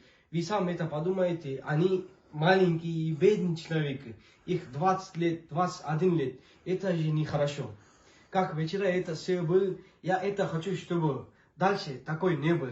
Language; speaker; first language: Russian; non-native, learner; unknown